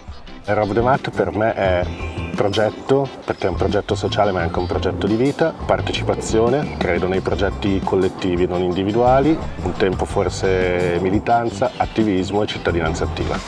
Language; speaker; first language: Italian; native; Italian